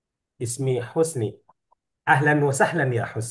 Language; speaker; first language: Arabic; non-native, fluent; Indonesian